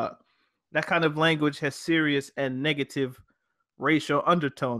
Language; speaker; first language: English; native; English